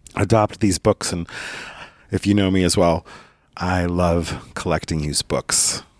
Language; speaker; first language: English; early bilingual, other home language; Italian